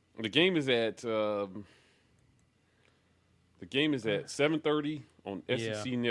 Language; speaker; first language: English; native; English